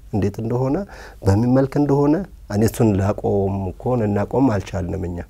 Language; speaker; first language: Amharic; early bilingual, other home language; Oromo